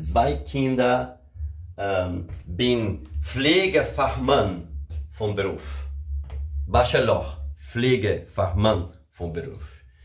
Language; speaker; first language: German; non-native, learner; Portuguese